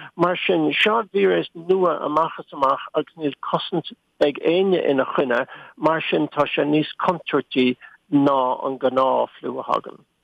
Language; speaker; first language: Irish; native; Irish